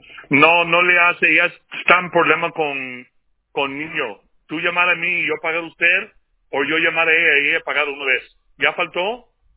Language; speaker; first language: Spanish; non-native, learner; English